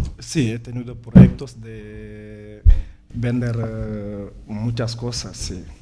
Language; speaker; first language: Spanish; non-native, learner; Wolof